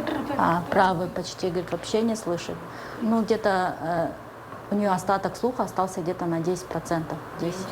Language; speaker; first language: Russian; native; Russian